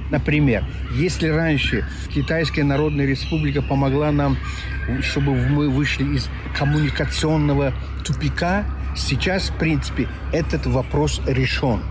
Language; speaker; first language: Russian; non-native, local second language; Tajik